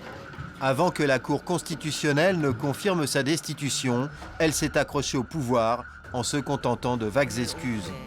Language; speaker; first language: French; native; French